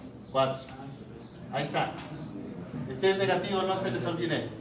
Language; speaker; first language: Spanish; native; Spanish